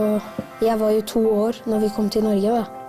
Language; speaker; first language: Norwegian; early bilingual, other home language; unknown